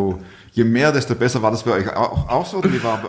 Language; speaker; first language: German; native; German